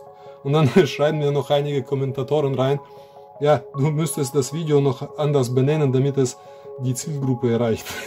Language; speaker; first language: German; non-native, fluent; Russian